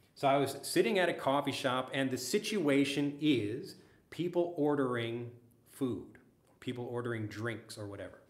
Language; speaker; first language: English; native; English